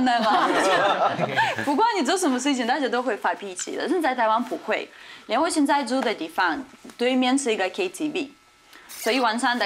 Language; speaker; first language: Chinese; non-native, fluent; French